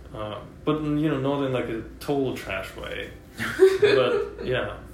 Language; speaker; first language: English; non-native, fluent; Russian